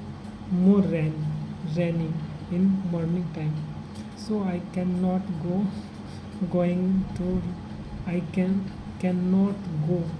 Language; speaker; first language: English; non-native, learner; Hindi